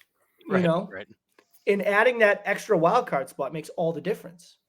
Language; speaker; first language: English; native; English